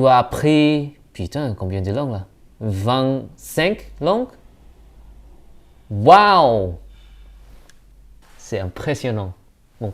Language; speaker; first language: French; non-native, learner; Indonesian